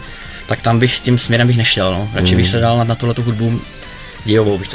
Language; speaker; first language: Czech; native; Czech